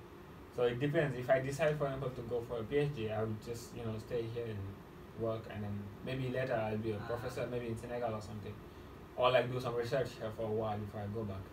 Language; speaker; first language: English; non-native, fluent; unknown